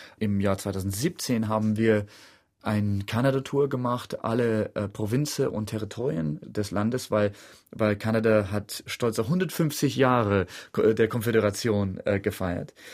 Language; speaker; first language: German; non-native, fluent; English